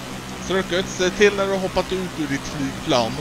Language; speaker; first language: Swedish; native; Swedish